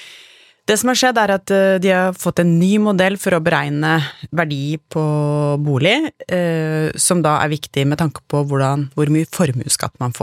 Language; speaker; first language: Norwegian; native; Norwegian